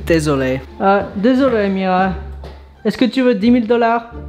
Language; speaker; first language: French; early bilingual, other home language; English